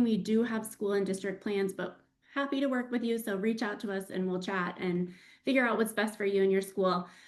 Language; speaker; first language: English; native; English